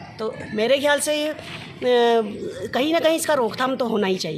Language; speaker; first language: Hindi; native; Hindi